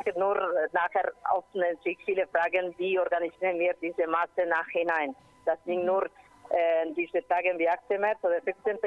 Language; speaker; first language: German; non-native, learner; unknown